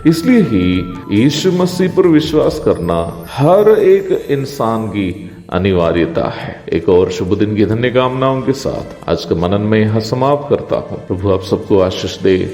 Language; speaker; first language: Hindi; non-native, local second language; Malayalam